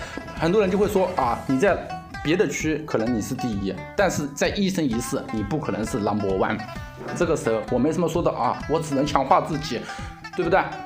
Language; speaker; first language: Chinese; native; Chinese